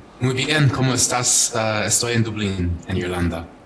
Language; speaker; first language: Spanish; non-native, fluent; English